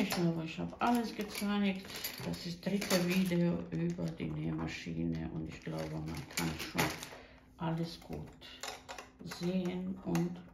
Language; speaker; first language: German; non-native, learner; Croatian